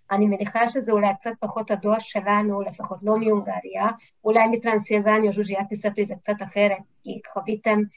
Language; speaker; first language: Hebrew; non-native, fluent; Hungarian